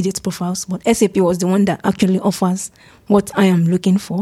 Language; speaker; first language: English; non-native, local second language; Yoruba